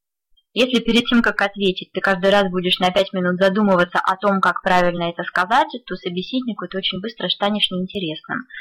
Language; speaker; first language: Russian; native; Russian